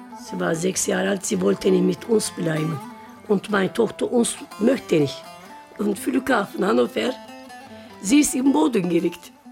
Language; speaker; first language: German; non-native, learner; Turkish